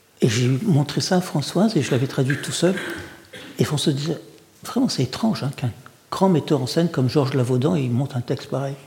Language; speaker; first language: French; early bilingual, other home language; Russian